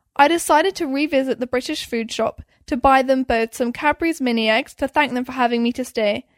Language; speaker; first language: English; native; English